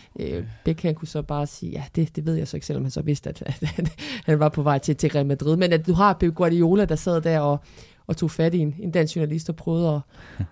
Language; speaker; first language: Danish; early bilingual, other home language; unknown